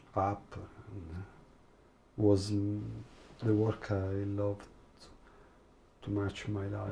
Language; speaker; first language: English; non-native, learner; Italian